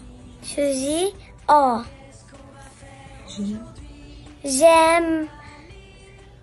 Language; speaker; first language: French; non-native, learner; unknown